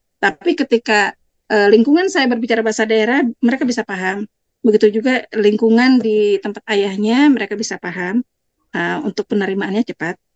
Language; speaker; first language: Indonesian; non-native, local second language; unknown